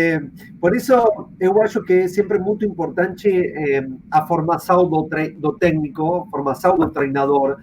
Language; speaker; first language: Portuguese; non-native, fluent; Spanish